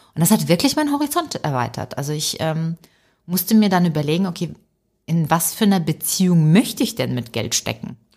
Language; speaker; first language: German; early bilingual, other home language; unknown